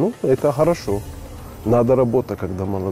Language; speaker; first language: Russian; non-native, learner; Turkish